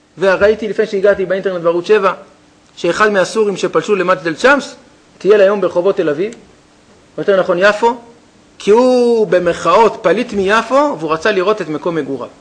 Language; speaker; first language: Hebrew; native; Hebrew